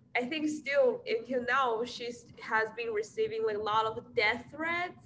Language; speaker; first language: English; non-native, fluent; Chinese